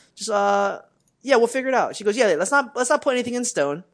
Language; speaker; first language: English; native; English